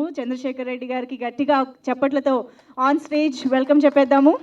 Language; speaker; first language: Telugu; native; Telugu